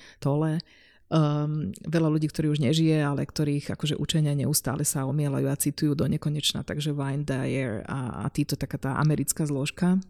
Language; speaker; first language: Slovak; non-native, local second language; Hungarian